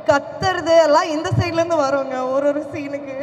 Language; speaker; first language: Tamil; native; Tamil